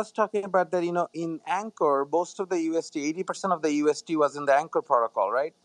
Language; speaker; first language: English; non-native, local second language; Bangla